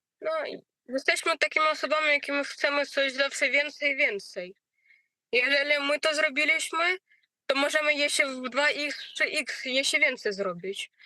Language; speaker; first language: Polish; non-native, learner; Ukrainian